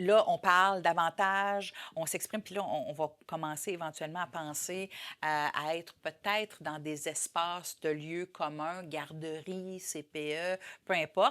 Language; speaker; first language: French; native; French